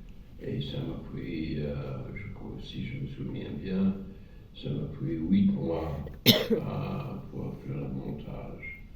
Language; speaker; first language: French; non-native, fluent; English